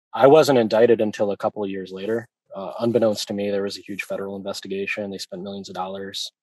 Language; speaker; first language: English; native; English